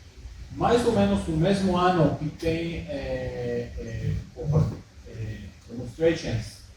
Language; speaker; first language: Portuguese; early bilingual, heritage; Hebrew